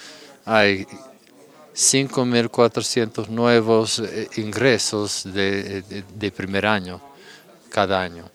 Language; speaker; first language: Spanish; non-native, fluent; English